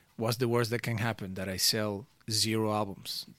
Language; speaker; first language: English; early bilingual, other home language; Portuguese